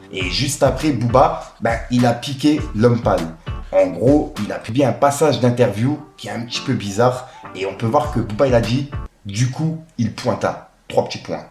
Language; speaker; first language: French; native; French